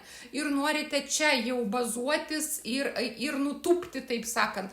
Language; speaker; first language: Lithuanian; native; Lithuanian